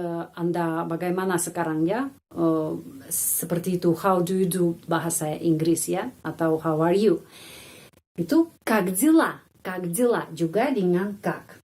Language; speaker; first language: Indonesian; non-native, fluent; Russian